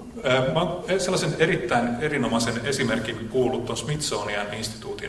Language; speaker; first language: Finnish; native; Finnish